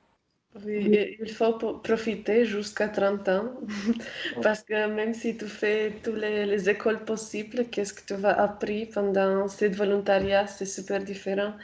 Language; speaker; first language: French; non-native, fluent; Romanian